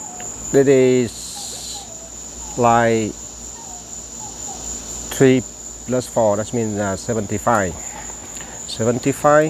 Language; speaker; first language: English; non-native, local second language; Vietnamese